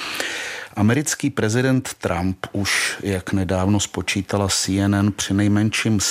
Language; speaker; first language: Czech; native; Czech